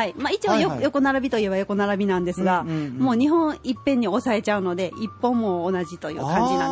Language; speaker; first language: Japanese; native; Japanese